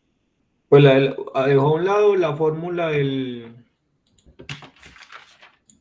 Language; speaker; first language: Spanish; native; Spanish